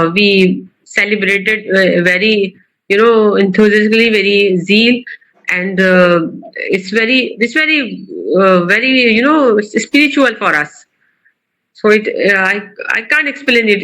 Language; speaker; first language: English; non-native, local second language; Urdu